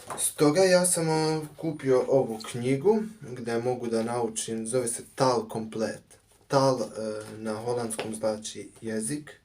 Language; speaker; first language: Bosnian; native; Bosnian